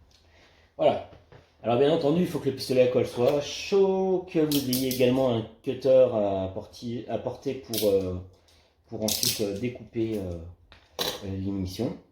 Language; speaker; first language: French; native; French